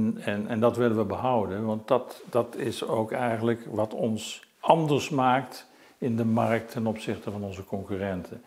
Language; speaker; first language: Dutch; native; Dutch